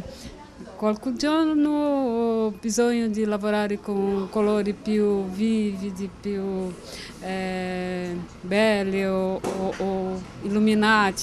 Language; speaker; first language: Italian; non-native, fluent; Portuguese